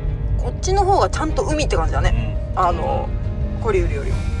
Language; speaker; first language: Japanese; native; Japanese